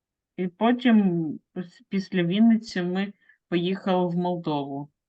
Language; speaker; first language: Ukrainian; non-native, local second language; Russian